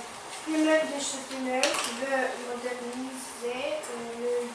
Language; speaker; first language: French; non-native, learner; Ukrainian